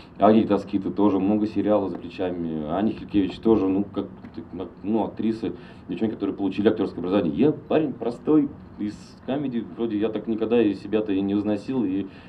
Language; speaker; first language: Russian; native; Russian